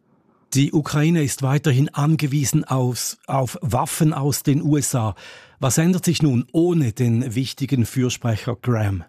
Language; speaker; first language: German; native; German